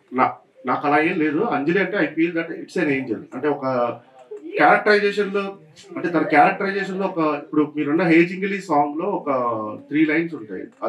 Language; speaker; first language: Telugu; native; Telugu